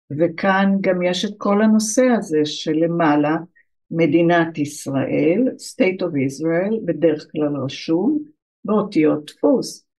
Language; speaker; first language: Hebrew; early bilingual, other home language; English